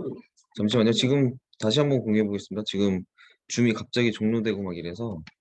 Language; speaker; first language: Korean; native; Korean